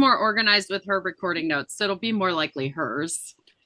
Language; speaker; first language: English; native; English